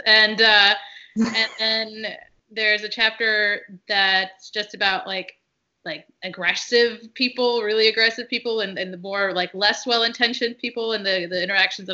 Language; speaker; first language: English; early bilingual, other home language; Arabic